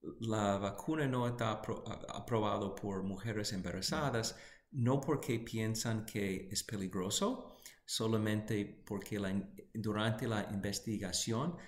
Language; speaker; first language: Spanish; non-native, fluent; English